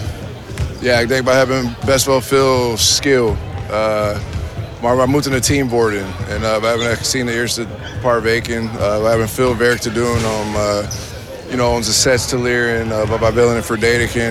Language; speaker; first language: Dutch; non-native, learner; English